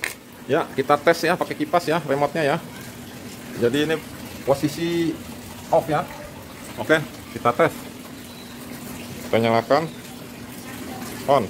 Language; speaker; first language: Indonesian; native; Indonesian